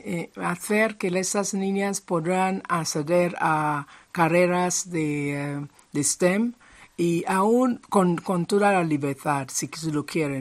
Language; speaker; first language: Spanish; non-native, fluent; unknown